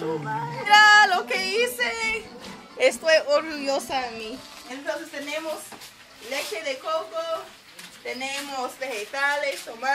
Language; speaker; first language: Spanish; non-native, learner; English